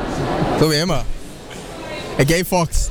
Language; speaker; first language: German; native; German